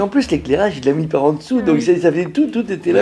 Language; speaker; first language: French; native; French